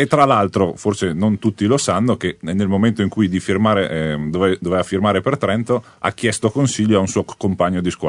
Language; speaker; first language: Italian; native; Italian